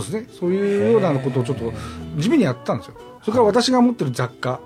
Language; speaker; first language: Japanese; native; Japanese